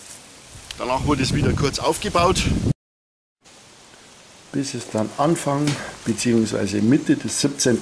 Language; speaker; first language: German; native; German